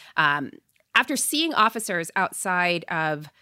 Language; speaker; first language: English; native; English